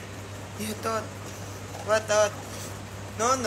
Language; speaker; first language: English; non-native, learner; Thai